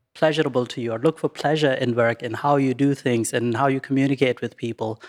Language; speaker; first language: English; non-native, local second language; Urdu